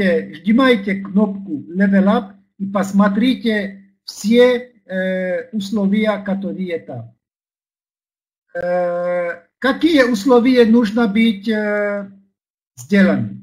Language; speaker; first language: Russian; non-native, learner; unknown